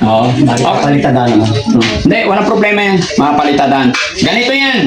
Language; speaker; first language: Filipino; native; Filipino